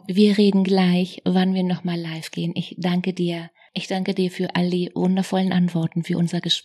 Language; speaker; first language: German; native; German